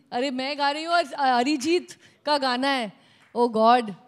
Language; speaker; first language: Hindi; non-native, local second language; Telugu